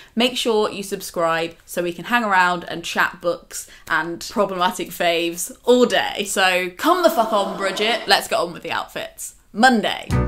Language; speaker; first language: English; native; English